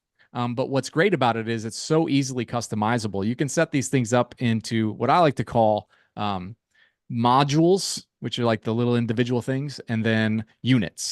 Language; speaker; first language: English; native; English